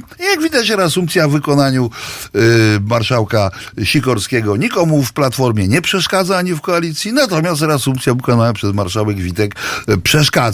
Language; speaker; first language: Polish; native; Polish